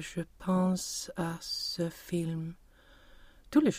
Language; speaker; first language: French; non-native, learner; Swedish